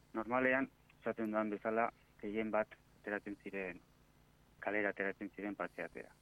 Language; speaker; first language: Basque; non-native, local second language; Spanish